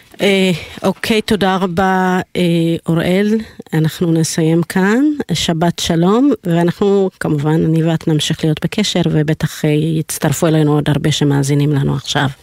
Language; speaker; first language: Hebrew; early bilingual, other home language; Amharic